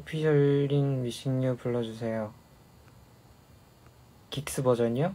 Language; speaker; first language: Korean; native; Korean